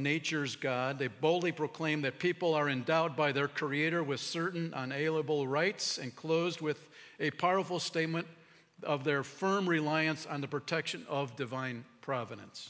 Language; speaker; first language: English; native; English